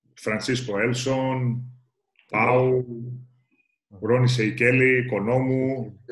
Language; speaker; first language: Spanish; non-native, fluent; Greek